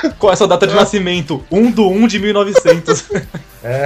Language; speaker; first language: Portuguese; native; Portuguese